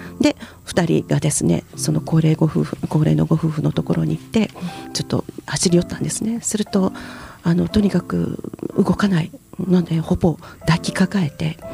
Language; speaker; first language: Japanese; native; Japanese